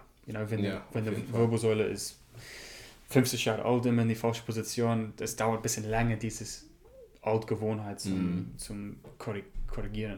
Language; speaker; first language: German; non-native, learner; English